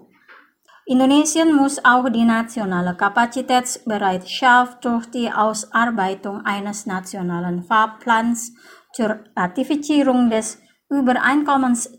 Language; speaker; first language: German; non-native, fluent; Indonesian